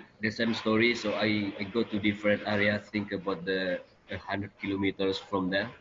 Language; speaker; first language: English; non-native, learner; Indonesian